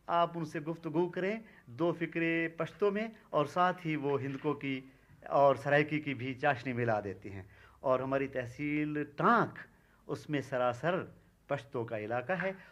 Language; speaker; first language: Urdu; non-native, local second language; Saraiki